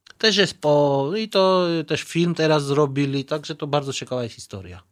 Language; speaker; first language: Polish; non-native, learner; Georgian